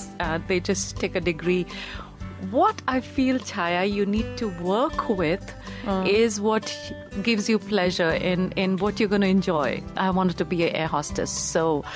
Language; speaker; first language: English; non-native, local second language; Punjabi